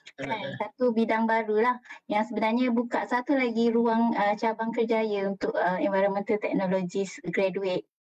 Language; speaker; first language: Malay; native; Malay